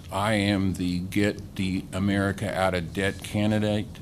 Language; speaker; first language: English; native; English